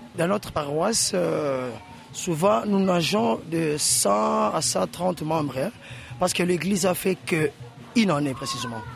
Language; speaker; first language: French; non-native, local second language; Lingala